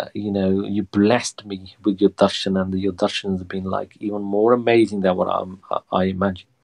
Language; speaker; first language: Punjabi; early bilingual, heritage; Punjabi